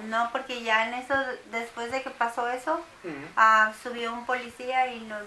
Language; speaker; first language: Spanish; native; Spanish